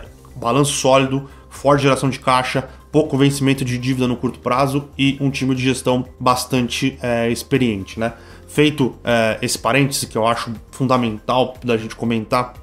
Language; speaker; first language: Portuguese; native; Portuguese